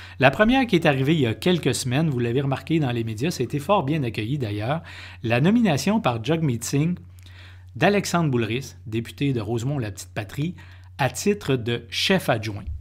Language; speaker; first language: French; native; French